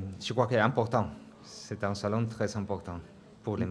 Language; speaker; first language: French; non-native, fluent; Spanish